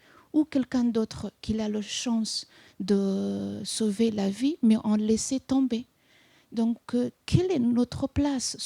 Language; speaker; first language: French; non-native, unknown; Persian